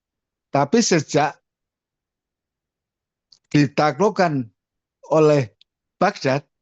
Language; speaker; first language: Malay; non-native, local second language; Javanese